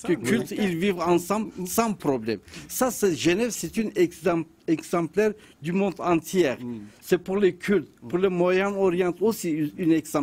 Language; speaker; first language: French; non-native, learner; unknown